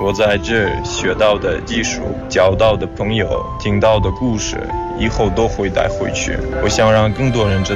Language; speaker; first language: Chinese; non-native, fluent; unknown